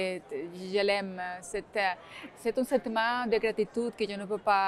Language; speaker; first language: French; non-native, fluent; Spanish